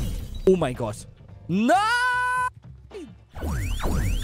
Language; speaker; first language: German; native; German